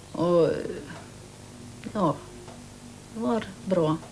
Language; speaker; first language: Swedish; early bilingual, other home language; Finnish